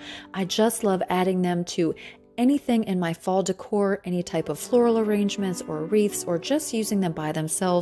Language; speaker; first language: English; native; English